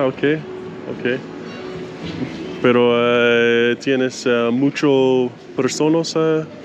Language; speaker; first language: Spanish; non-native, learner; English